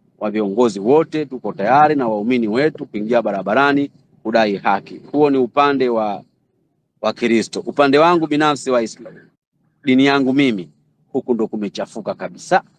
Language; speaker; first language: Swahili; native; Swahili